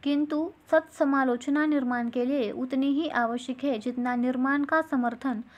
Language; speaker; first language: Hindi; non-native, local second language; Marathi